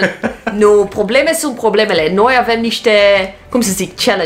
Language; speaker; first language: Romanian; non-native, learner; Dutch